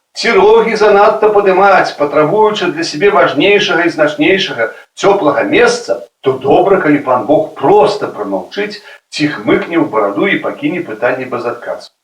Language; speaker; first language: Belarusian; native; Belarusian